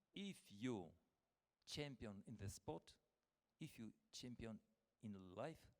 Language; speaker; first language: English; non-native, learner; Russian